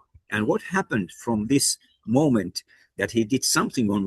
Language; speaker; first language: English; non-native, fluent; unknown